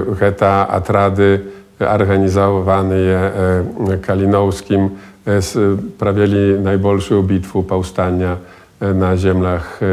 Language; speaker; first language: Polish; non-native, local second language; Belarusian